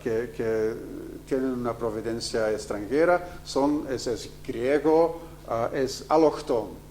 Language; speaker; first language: Spanish; non-native, fluent; Dutch